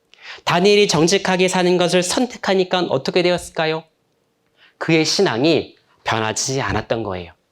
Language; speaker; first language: Korean; native; Korean